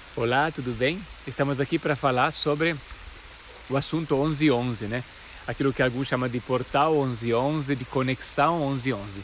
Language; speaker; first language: Portuguese; non-native, fluent; Italian